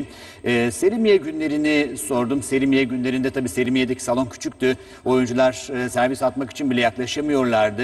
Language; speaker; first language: Turkish; native; Turkish